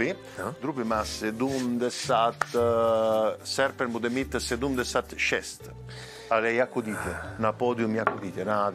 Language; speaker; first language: Czech; non-native, learner; Italian